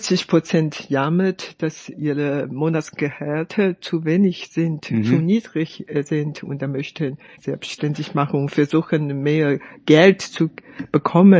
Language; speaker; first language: German; non-native, fluent; Chinese